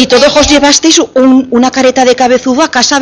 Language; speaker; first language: Spanish; native; Spanish